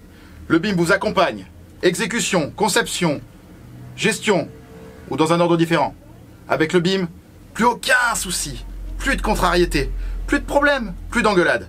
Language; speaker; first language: French; native; French